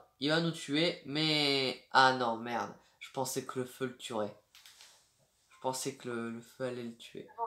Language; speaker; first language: French; native; French